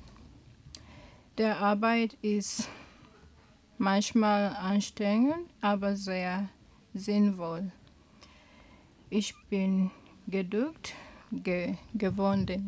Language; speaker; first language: German; non-native, learner; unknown